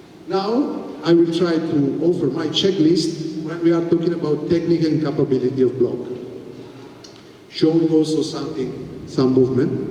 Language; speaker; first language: English; non-native, fluent; Italian